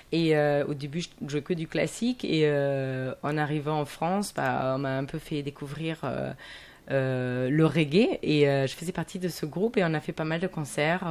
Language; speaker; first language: French; non-native, fluent; German